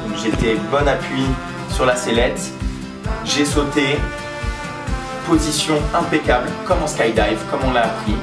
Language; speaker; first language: French; native; French